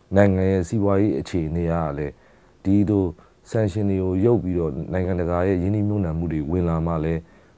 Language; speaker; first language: Burmese; native; Burmese